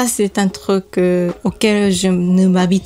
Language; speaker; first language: French; non-native, learner; Japanese